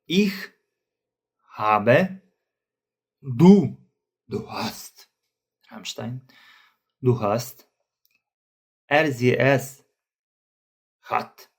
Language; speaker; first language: German; non-native, fluent; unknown